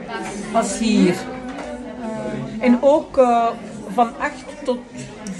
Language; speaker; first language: Dutch; non-native, fluent; French